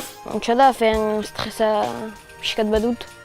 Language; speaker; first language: Basque; non-native, local second language; French